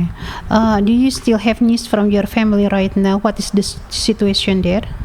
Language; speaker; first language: English; non-native, learner; Indonesian